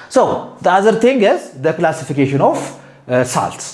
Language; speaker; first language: English; non-native, local second language; Amharic